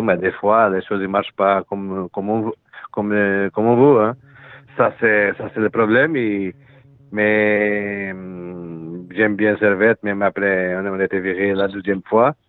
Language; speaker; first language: French; non-native, learner; Portuguese